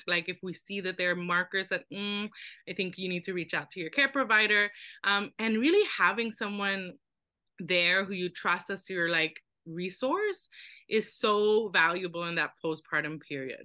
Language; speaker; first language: English; native; English